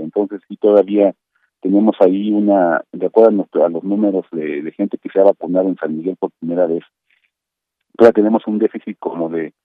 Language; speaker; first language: Spanish; native; Spanish